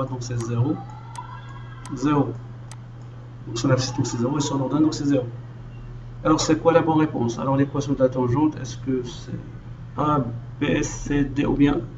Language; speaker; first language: French; non-native, local second language; Arabic